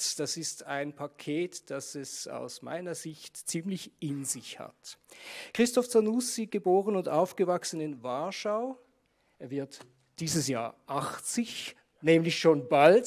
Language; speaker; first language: German; native; German